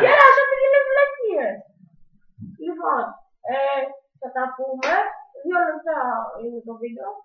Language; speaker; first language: Greek; non-native, learner; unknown